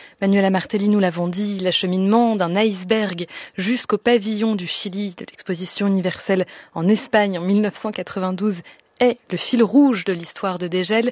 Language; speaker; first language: French; native; French